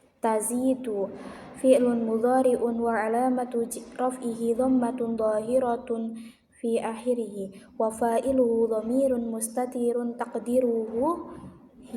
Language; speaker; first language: Arabic; non-native, learner; Indonesian